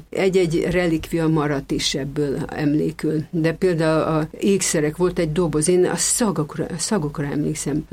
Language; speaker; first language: Hungarian; native; Hungarian